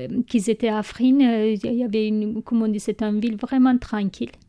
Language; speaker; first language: French; non-native, learner; Kurdish